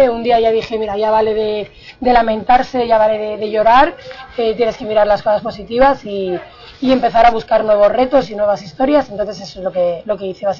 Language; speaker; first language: Spanish; native; Spanish